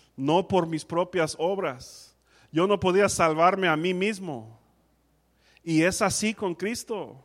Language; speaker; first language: Spanish; non-native, fluent; English